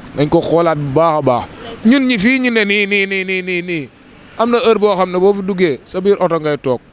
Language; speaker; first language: Wolof; native; Wolof